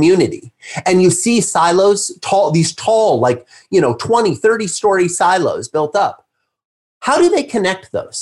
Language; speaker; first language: English; native; English